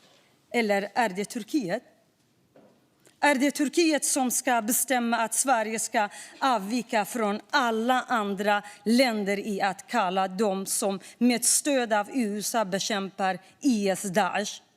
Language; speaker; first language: Swedish; non-native, fluent; Kurdish